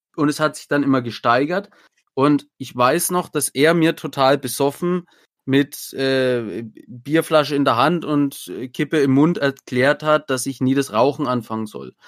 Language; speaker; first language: German; native; German